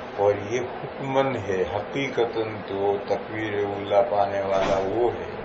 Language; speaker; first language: Urdu; non-native, local second language; Gujarati